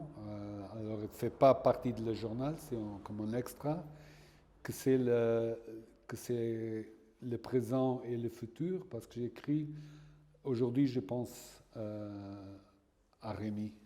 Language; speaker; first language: French; non-native, fluent; Portuguese